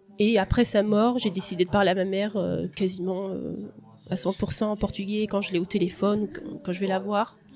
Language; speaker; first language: French; early bilingual, other home language; Portuguese